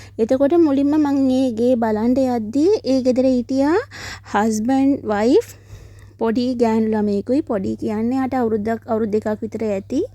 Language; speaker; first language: Sinhala; non-native, local second language; Tamil